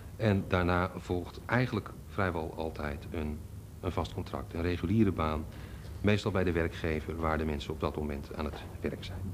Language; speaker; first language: Dutch; native; Dutch